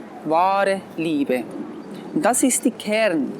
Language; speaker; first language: German; non-native, fluent; English